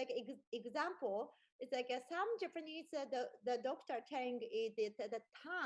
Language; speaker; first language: English; non-native, learner; Japanese